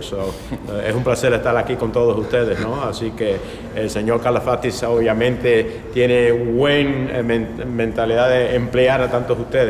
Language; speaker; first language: Spanish; early bilingual, heritage; Spanish